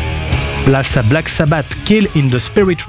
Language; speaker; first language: French; native; French